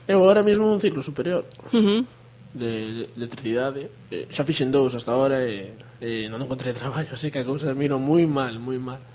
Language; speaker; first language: Galician; native; Galician